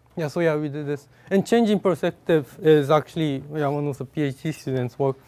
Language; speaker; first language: English; non-native, fluent; Japanese